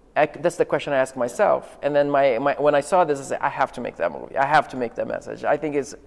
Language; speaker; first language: English; non-native, fluent; Portuguese